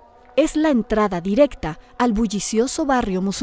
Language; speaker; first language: Spanish; native; Spanish